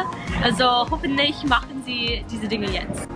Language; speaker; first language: German; non-native, learner; English